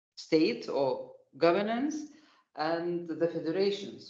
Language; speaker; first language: English; non-native, fluent; Lithuanian